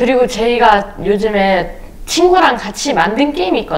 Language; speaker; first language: Korean; early bilingual, other home language; English